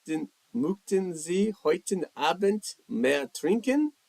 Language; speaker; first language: German; non-native, fluent; English